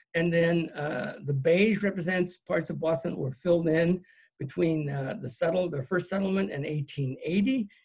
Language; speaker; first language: English; native; English